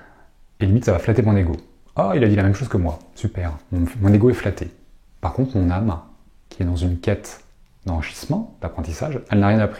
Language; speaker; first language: French; native; French